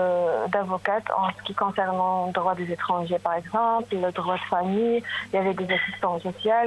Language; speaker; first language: French; non-native, local second language; Arabic